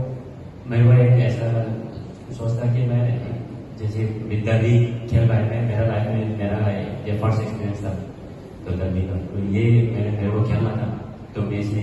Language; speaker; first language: Hindi; non-native, local second language; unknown